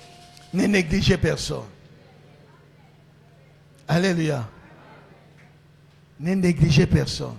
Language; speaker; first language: French; non-native, local second language; Lingala